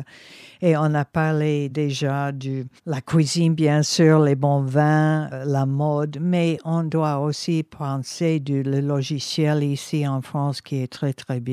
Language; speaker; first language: French; non-native, fluent; English